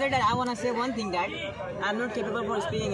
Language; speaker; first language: English; non-native, learner; Urdu